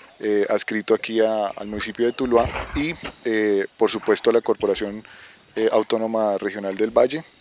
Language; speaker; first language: Spanish; native; Spanish